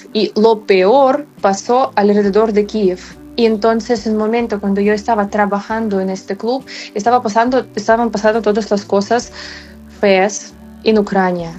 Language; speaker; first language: Spanish; non-native, fluent; Ukrainian